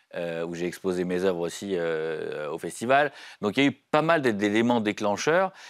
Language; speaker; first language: French; native; French